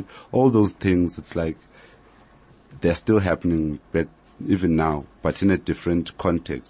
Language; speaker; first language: English; non-native, local second language; Xhosa